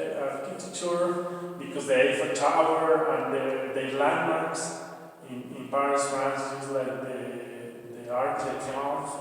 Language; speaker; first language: English; non-native, learner; Spanish